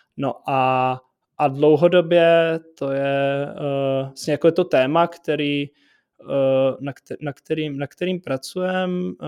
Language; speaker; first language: Czech; native; Czech